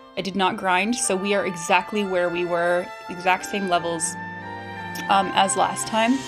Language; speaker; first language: English; native; English